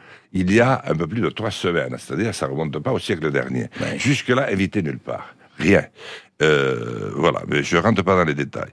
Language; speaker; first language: French; native; French